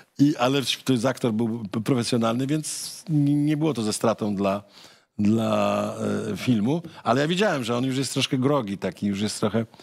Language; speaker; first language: Polish; native; Polish